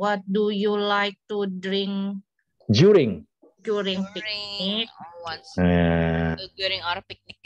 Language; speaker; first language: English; non-native, learner; Indonesian